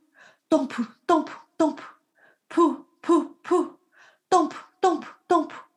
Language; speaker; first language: Chinese; native; Chinese